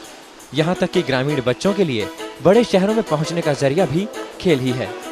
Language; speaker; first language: Hindi; native; Hindi